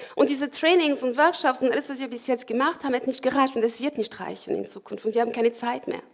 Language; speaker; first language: German; non-native, fluent; French